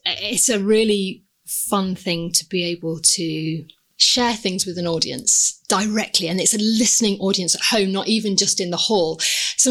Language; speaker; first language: English; native; English